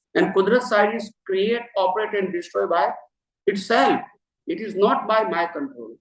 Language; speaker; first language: English; non-native, local second language; Gujarati